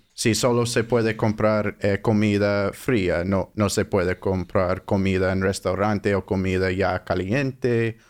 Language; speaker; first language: Spanish; non-native, fluent; English